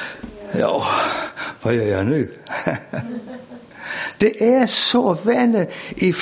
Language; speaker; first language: Swedish; non-native, fluent; English